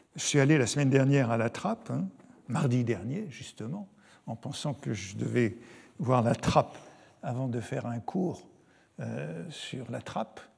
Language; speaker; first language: French; native; French